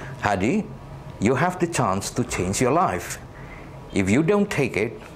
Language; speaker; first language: English; non-native, fluent; Indonesian